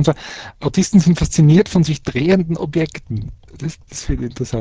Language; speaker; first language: German; early bilingual, other home language; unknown